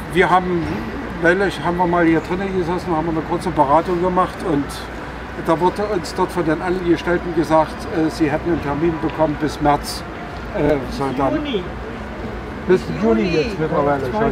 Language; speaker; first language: German; native; German